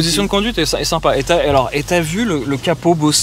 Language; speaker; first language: French; native; French